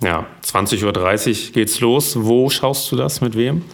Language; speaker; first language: German; native; German